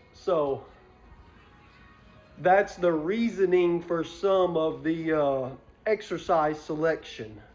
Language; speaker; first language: English; native; English